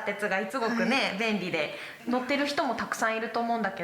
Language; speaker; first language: Japanese; native; Japanese